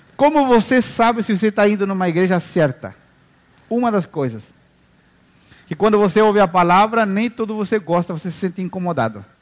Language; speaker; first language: Portuguese; non-native, fluent; Spanish